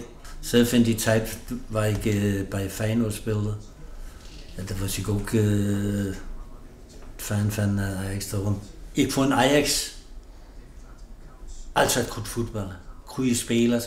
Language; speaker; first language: Dutch; non-native, fluent; Danish